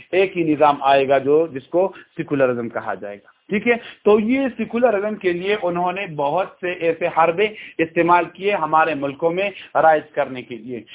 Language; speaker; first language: Urdu; non-native, local second language; Pashto